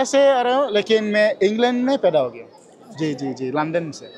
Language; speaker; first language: Hindi; early bilingual, heritage; English